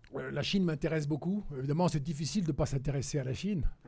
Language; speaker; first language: French; native; French